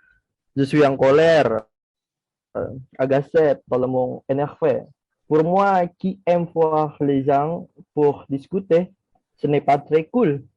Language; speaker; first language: French; non-native, learner; Indonesian